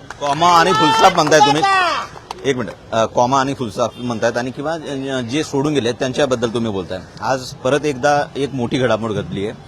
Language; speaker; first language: Marathi; native; Marathi